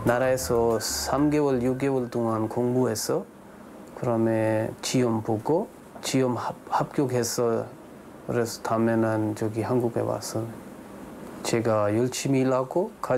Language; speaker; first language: Korean; non-native, learner; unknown